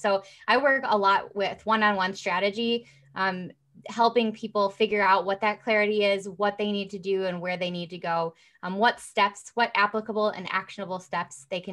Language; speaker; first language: English; native; English